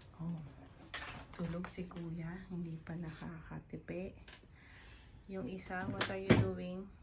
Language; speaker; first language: Filipino; native; Filipino